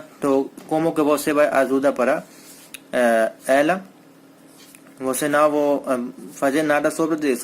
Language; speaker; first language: Portuguese; non-native, learner; Hindi